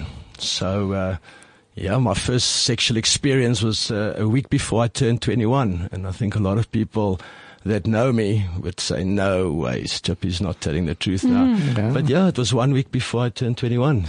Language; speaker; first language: English; non-native, local second language; Afrikaans